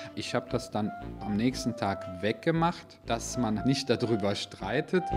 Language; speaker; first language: German; non-native, fluent; Bosnian